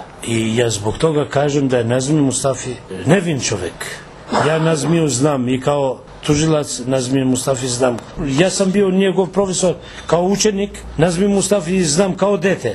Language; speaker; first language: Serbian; non-native, local second language; Albanian